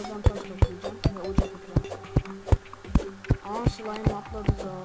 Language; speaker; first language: Turkish; native; Turkish